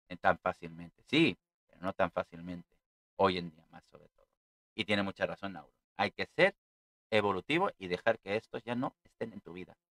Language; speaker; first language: Spanish; native; Spanish